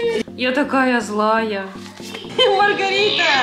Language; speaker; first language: Russian; native; Russian